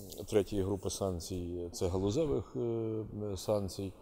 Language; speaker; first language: Ukrainian; native; Ukrainian